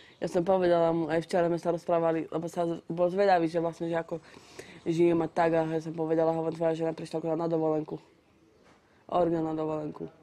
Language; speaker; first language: Slovak; native; Slovak